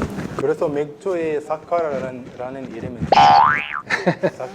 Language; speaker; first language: Korean; non-native, fluent; Arabic